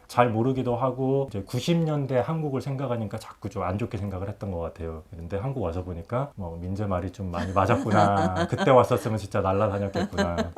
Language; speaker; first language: Korean; early bilingual, heritage; Korean